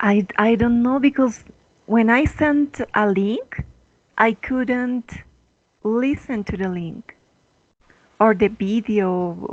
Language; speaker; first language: English; non-native, learner; Spanish